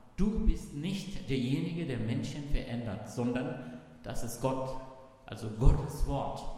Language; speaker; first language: German; non-native, fluent; Arabic